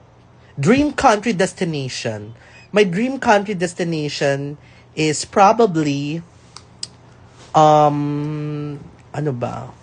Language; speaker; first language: English; non-native, local second language; Filipino